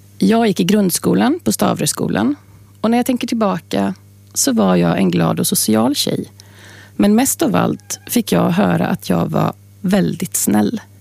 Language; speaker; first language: Swedish; native; Swedish